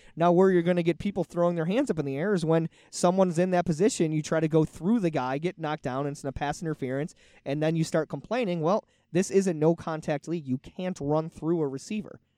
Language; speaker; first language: English; native; English